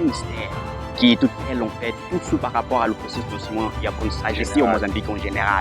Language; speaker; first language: French; non-native, fluent; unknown